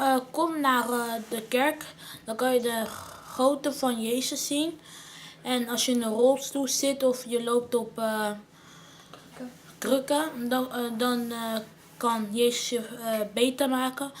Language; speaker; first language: Dutch; early bilingual, other home language; Lingala